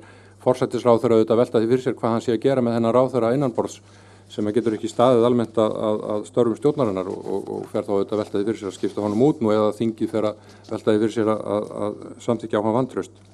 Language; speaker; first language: Icelandic; native; Icelandic